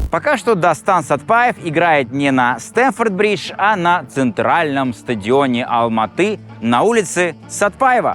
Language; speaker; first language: Russian; native; Russian